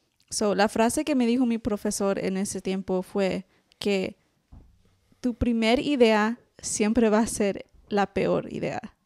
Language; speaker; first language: Spanish; early bilingual, heritage; Spanish